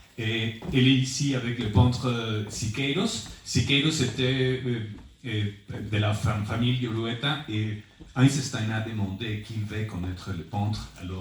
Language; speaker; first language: French; non-native, fluent; Spanish